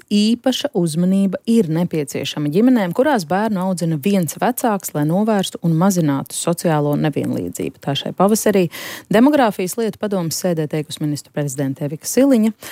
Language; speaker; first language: Latvian; native; Latvian